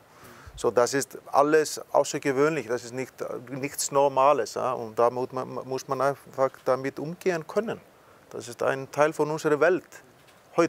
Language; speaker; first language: German; non-native, fluent; Icelandic